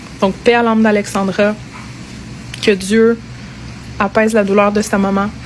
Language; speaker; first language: French; native; French